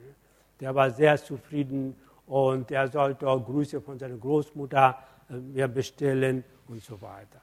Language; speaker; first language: German; non-native, fluent; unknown